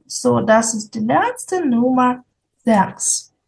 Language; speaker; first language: German; non-native, fluent; Ukrainian